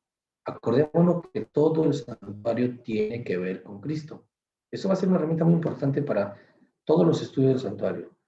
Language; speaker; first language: Spanish; native; Spanish